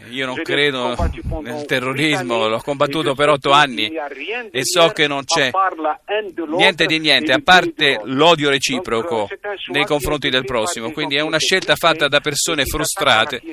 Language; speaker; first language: Italian; non-native, fluent; Arabic